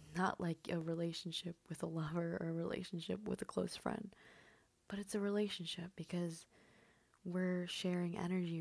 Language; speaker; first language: English; early bilingual, other home language; Spanish